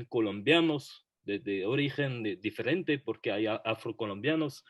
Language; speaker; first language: Spanish; non-native, fluent; French